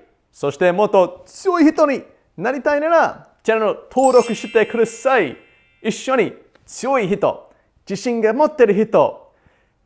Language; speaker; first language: Japanese; non-native, learner; English